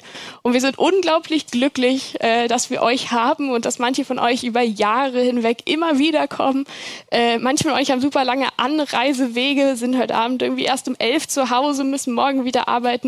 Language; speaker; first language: German; native; German